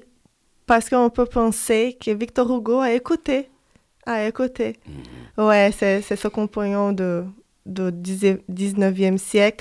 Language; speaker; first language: French; non-native, fluent; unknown